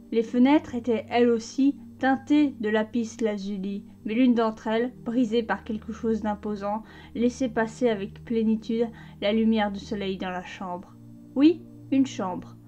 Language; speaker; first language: French; native; French